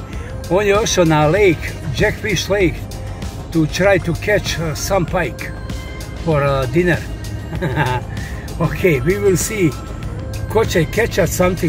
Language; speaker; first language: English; non-native, learner; Croatian